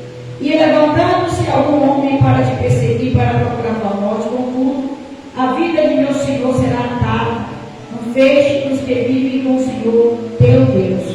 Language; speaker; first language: Portuguese; native; Portuguese